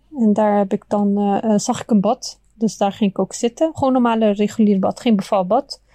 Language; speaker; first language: Dutch; early bilingual, other home language; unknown